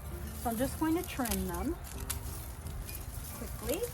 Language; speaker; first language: English; native; English